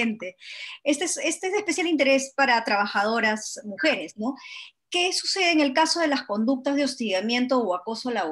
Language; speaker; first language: Spanish; native; Spanish